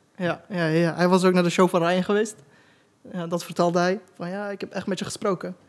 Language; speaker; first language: Dutch; early bilingual, other home language; Turkish